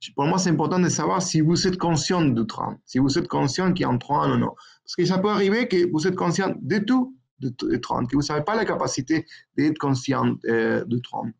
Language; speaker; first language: French; non-native, fluent; Spanish